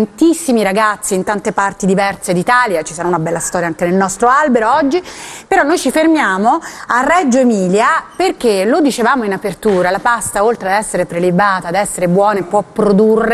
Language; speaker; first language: Italian; native; Italian